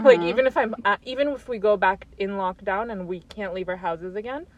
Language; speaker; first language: English; native; English